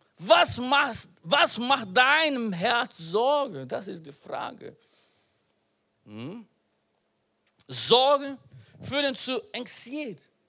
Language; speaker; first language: German; non-native, learner; Portuguese